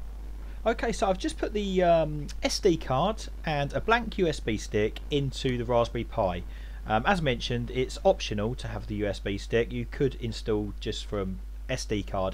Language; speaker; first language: English; native; English